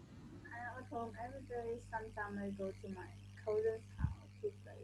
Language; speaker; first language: English; non-native, learner; Vietnamese